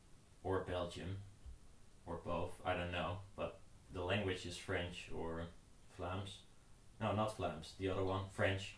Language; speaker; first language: English; non-native, fluent; Dutch